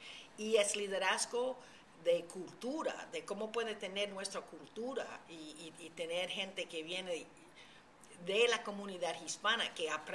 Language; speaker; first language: Spanish; early bilingual, heritage; Spanish